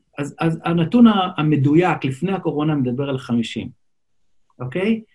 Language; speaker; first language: Hebrew; non-native, local second language; Yiddish